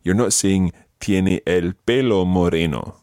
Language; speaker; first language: Spanish; non-native, fluent; English